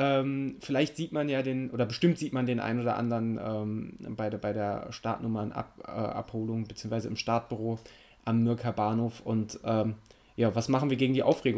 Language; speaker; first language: German; native; German